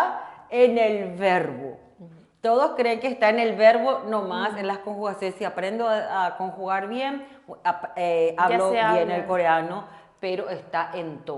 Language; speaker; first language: Spanish; non-native, local second language; Korean